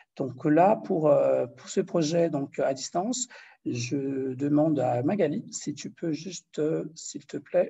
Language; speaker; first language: French; non-native, fluent; Portuguese